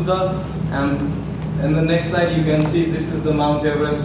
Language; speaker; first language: English; non-native, local second language; Nepali